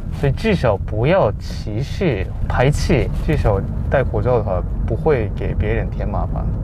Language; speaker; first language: Chinese; non-native, fluent; Japanese